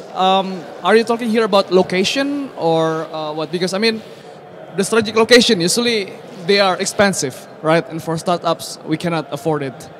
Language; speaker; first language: English; non-native, fluent; Czech